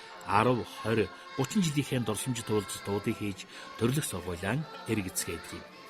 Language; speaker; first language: Mongolian; native; Mongolian